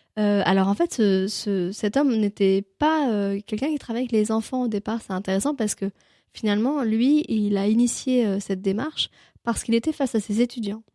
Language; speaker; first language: French; native; French